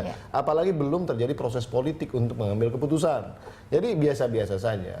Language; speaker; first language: Indonesian; native; Indonesian